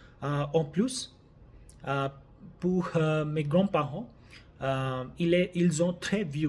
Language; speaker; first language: French; non-native, learner; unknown